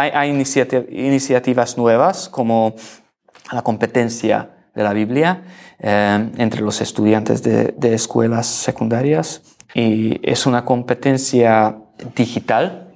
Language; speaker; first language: Spanish; non-native, learner; Hungarian